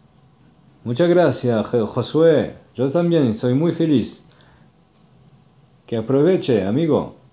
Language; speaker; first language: Spanish; non-native, learner; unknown